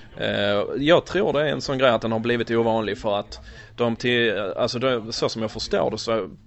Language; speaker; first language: Swedish; early bilingual, other home language; English